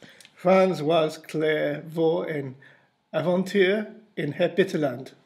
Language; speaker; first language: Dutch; non-native, learner; English